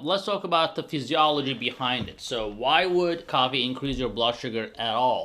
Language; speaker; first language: English; non-native, fluent; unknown